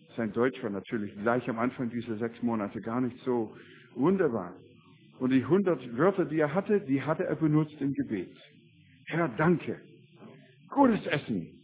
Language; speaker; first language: German; non-native, fluent; English